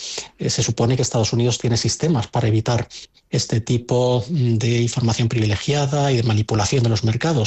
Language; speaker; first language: Spanish; native; Spanish